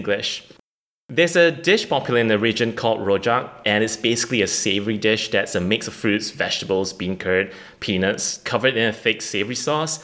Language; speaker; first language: English; non-native, local second language; Chinese